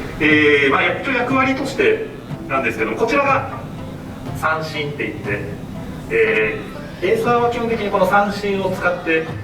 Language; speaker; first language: Japanese; native; Japanese